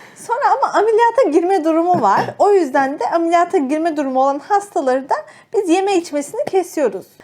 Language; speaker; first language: Turkish; native; Turkish